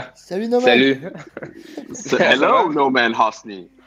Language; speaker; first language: French; non-native, fluent; English